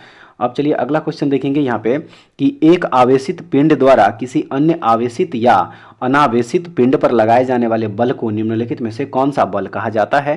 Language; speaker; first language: Hindi; native; Hindi